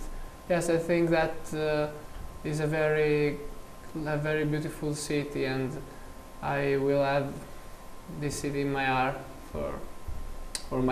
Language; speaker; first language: English; non-native, learner; Italian